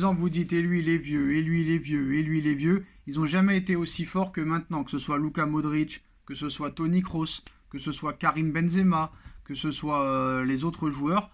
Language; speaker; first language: French; native; French